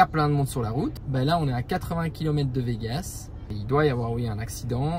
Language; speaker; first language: French; native; French